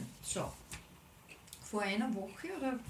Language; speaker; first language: German; native; German